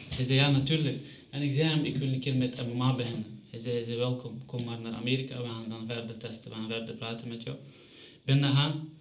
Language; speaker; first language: Dutch; non-native, fluent; Chechen